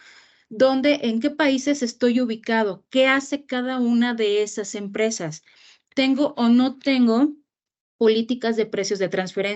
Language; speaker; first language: Spanish; native; Spanish